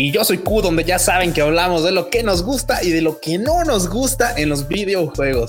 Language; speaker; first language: Spanish; native; Spanish